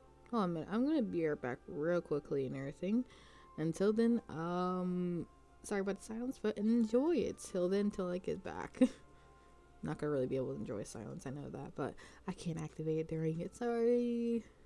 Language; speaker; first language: English; native; English